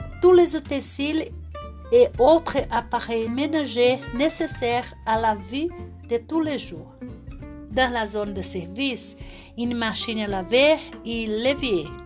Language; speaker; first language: French; non-native, learner; Portuguese